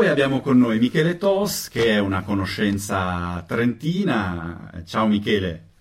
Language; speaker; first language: Italian; native; Italian